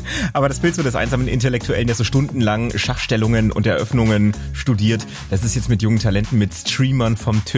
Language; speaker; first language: German; native; German